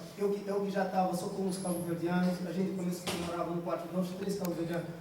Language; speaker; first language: Portuguese; non-native, local second language; Kabuverdianu